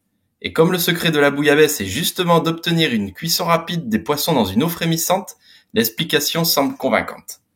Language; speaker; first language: French; native; French